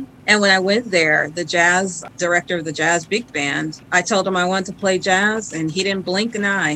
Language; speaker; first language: English; native; English